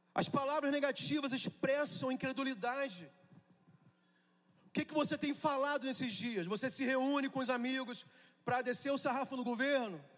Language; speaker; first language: Portuguese; native; Portuguese